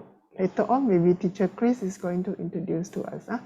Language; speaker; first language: English; non-native, local second language; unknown